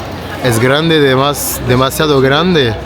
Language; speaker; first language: Spanish; non-native, learner; French